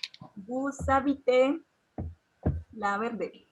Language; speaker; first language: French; non-native, learner; Spanish